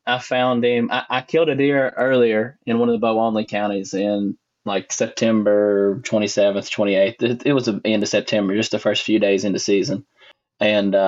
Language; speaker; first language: English; native; English